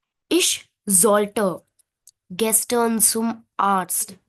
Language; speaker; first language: German; non-native, fluent; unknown